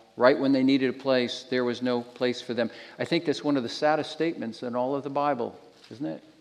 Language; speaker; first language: English; native; English